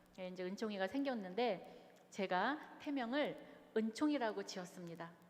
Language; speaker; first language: Korean; native; Korean